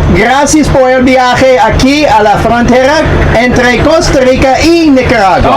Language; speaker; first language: Spanish; non-native, learner; English